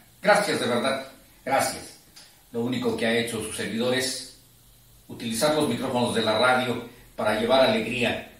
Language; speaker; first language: Spanish; native; Spanish